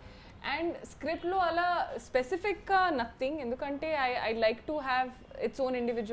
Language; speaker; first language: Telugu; non-native, learner; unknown